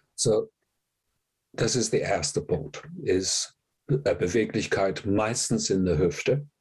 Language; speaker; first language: German; non-native, fluent; English